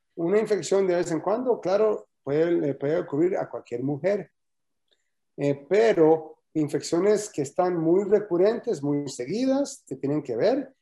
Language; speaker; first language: Spanish; early bilingual, heritage; Spanish